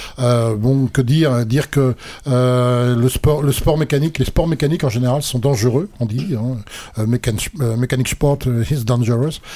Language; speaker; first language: French; native; French